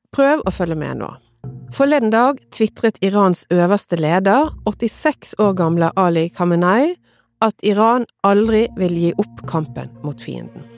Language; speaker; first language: Norwegian; native; Norwegian